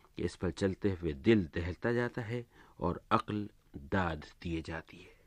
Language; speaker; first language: Urdu; native; Urdu